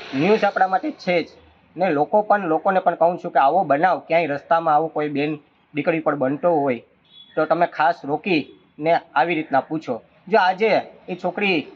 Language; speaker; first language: Gujarati; native; Gujarati